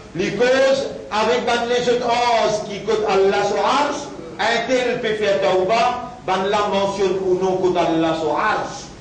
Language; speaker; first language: French; non-native, local second language; Morisyen